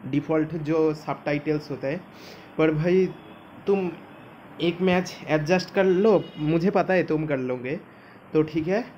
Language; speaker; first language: Hindi; non-native, local second language; Bangla